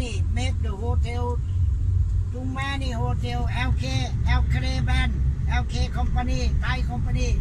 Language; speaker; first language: English; non-native, learner; Thai